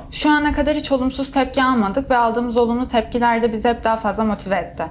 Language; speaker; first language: Turkish; early bilingual, heritage; Turkish